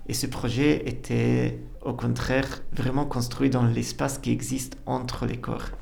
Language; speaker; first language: French; non-native, fluent; Italian